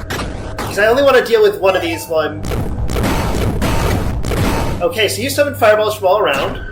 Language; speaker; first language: English; native; English